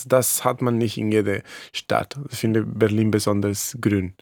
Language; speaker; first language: German; non-native, fluent; Spanish